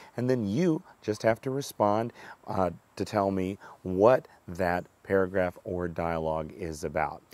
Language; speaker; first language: English; native; English